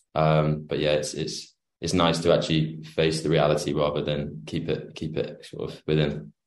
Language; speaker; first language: English; native; English